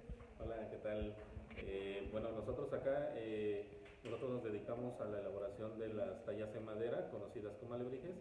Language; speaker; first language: Spanish; native; Spanish